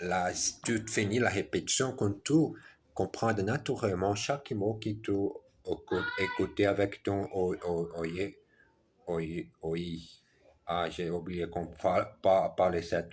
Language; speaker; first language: French; non-native, learner; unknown